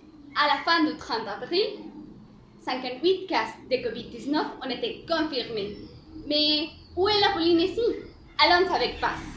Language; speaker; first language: French; non-native, learner; Spanish